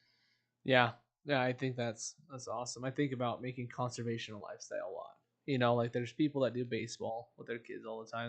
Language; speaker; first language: English; native; English